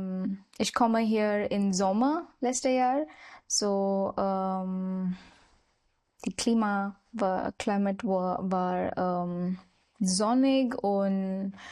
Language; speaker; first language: German; non-native, learner; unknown